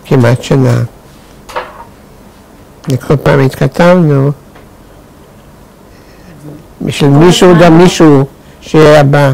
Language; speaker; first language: Hebrew; non-native, fluent; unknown